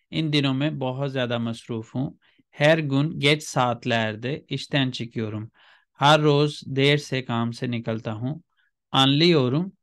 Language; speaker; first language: Urdu; native; Urdu